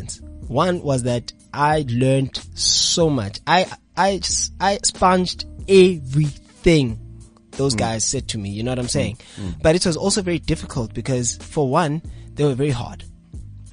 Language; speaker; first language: English; non-native, local second language; Zulu